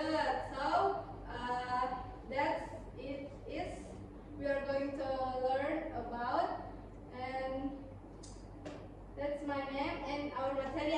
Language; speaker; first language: English; non-native, learner; Indonesian